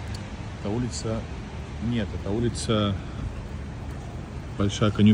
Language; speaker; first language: Russian; non-native, fluent; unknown